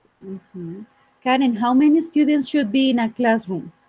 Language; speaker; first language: English; non-native, fluent; Spanish